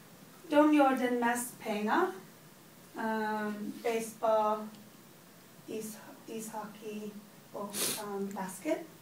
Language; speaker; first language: Swedish; non-native, learner; English